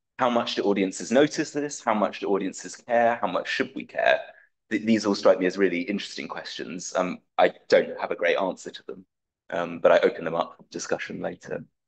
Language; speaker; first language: English; native; English